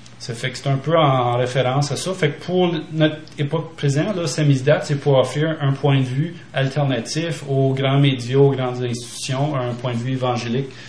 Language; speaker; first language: French; native; French